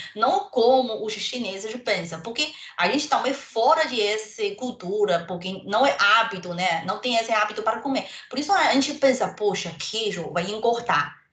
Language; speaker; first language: Portuguese; non-native, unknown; Chinese